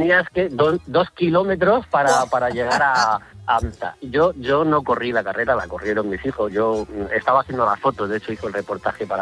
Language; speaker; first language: Spanish; native; Spanish